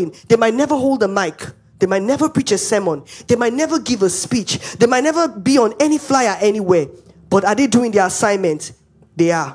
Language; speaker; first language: English; non-native, local second language; Igbo